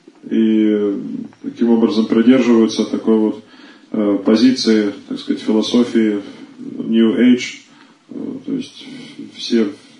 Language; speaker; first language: Russian; native; Russian